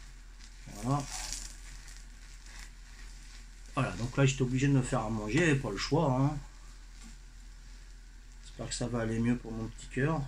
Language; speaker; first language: French; native; French